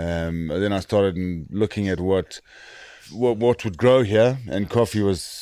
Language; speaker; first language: English; native; English